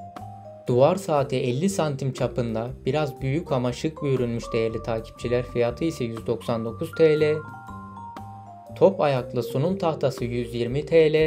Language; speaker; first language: Turkish; native; Turkish